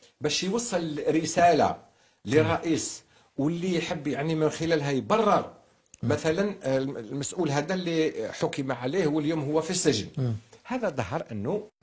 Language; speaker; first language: Arabic; native; Arabic